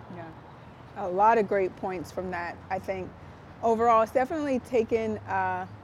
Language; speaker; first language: English; native; English